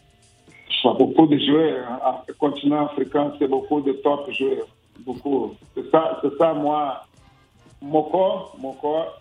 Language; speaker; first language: French; non-native, learner; Portuguese